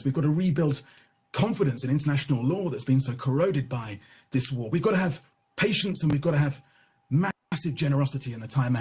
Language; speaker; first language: English; native; English